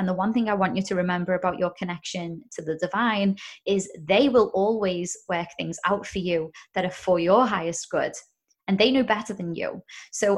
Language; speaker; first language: English; native; English